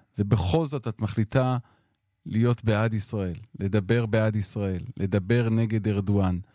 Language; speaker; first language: Hebrew; native; Hebrew